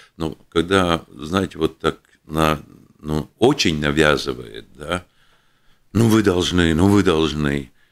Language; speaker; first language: Russian; non-native, local second language; Latvian